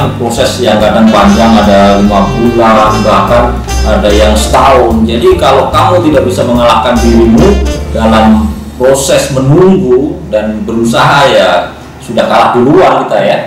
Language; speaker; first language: Indonesian; non-native, local second language; Javanese